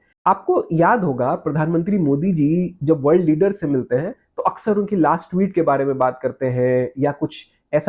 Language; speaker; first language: Hindi; native; Hindi